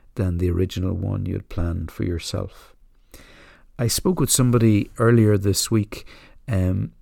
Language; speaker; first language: English; native; English